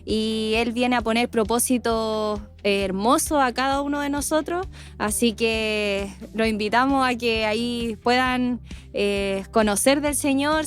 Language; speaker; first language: Spanish; native; Spanish